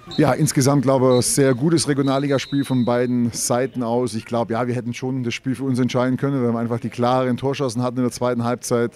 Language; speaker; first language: German; native; German